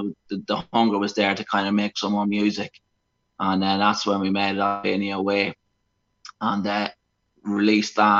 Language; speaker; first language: English; native; English